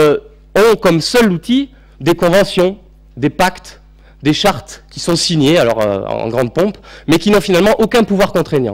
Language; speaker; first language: French; native; French